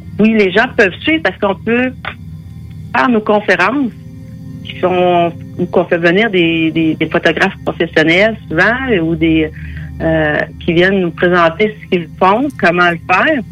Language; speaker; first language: French; native; French